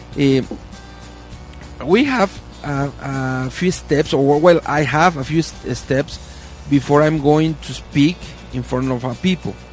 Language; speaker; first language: English; non-native, learner; Spanish